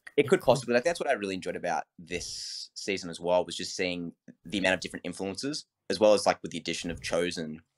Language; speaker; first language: English; native; English